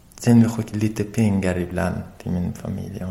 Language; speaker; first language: Swedish; non-native, learner; Persian